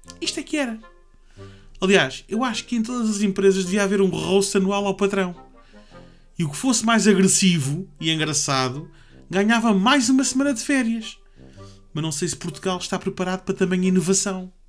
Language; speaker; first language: Portuguese; native; Portuguese